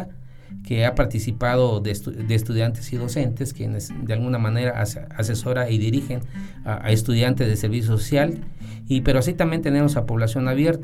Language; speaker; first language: Spanish; native; Spanish